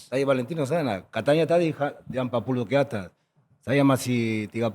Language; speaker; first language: Indonesian; non-native, fluent; Spanish